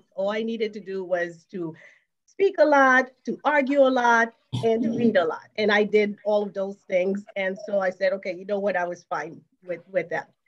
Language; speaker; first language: English; non-native, fluent; Haitian Creole